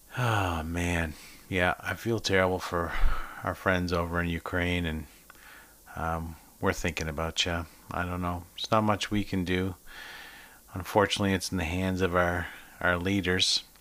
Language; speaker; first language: English; native; English